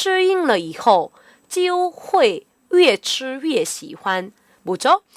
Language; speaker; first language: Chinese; non-native, fluent; Korean